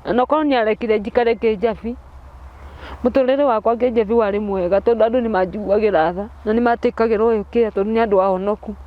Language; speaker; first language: Kikuyu; non-native, local second language; Turkish